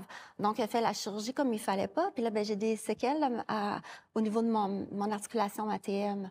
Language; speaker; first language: French; native; French